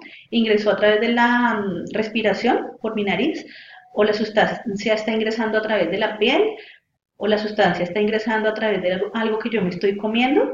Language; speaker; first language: Spanish; native; Spanish